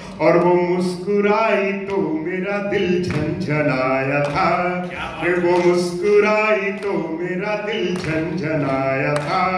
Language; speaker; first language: Hindi; non-native, local second language; Punjabi